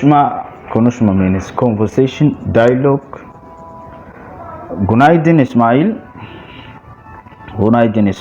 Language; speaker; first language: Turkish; non-native, learner; Somali